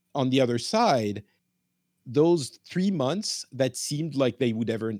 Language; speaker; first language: English; non-native, fluent; Arabic